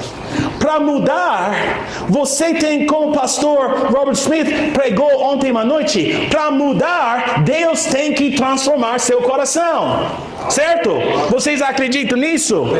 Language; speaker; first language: Portuguese; non-native, fluent; English